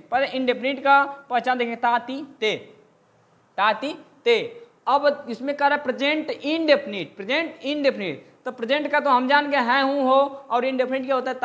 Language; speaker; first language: Hindi; native; Hindi